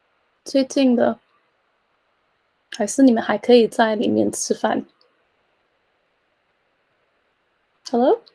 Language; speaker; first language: Chinese; early bilingual, heritage; Chinese